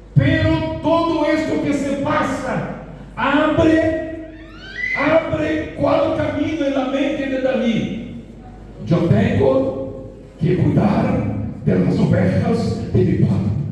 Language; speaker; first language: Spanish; non-native, fluent; Portuguese